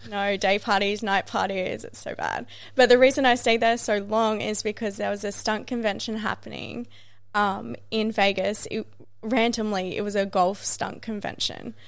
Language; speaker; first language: English; native; English